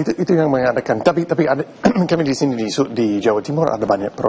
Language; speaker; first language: Indonesian; non-native, fluent; English